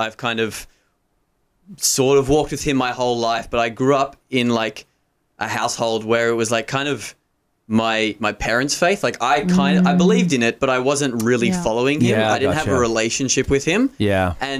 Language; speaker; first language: English; native; English